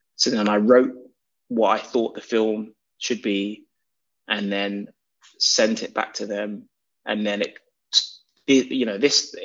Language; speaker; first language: English; native; English